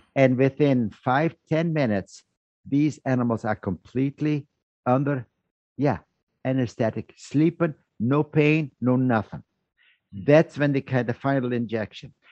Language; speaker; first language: English; non-native, fluent; Dutch